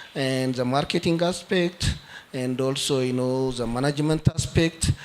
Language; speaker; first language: English; non-native, local second language; Amharic